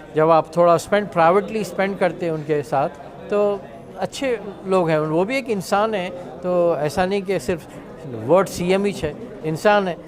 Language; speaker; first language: Hindi; non-native, local second language; Urdu